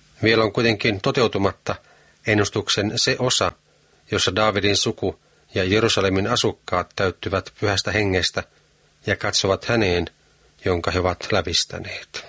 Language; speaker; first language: Finnish; native; Finnish